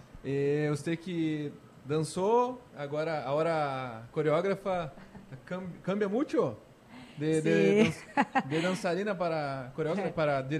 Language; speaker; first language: Spanish; non-native, learner; Portuguese